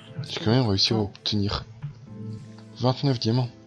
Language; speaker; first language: French; native; French